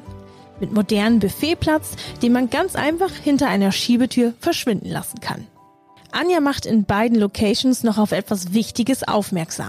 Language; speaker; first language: German; native; German